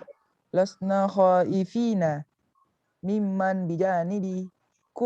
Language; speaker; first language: Arabic; non-native, learner; Indonesian